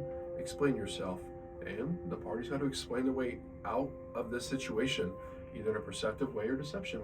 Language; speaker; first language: English; native; English